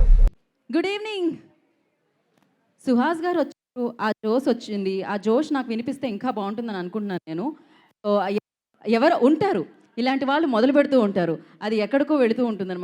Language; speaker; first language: Telugu; native; Telugu